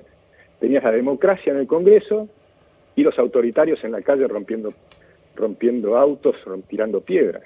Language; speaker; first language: Spanish; native; Spanish